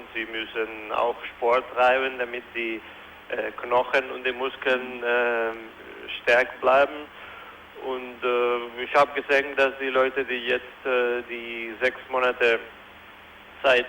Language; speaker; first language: German; non-native, fluent; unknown